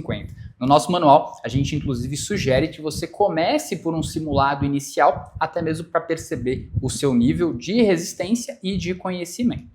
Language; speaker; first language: Portuguese; native; Portuguese